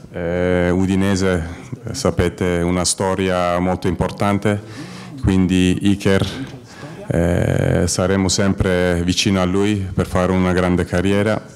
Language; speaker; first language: Italian; non-native, fluent; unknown